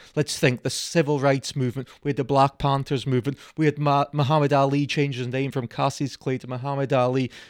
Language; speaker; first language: English; native; English